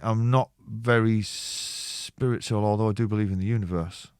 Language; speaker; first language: English; native; English